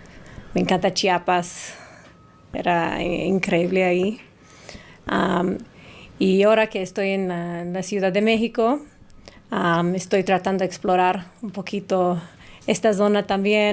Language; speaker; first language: Spanish; non-native, fluent; English